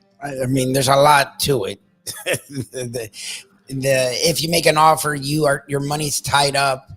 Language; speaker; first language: English; native; English